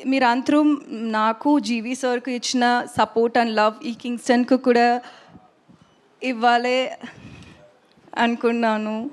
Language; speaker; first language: Telugu; non-native, learner; Tamil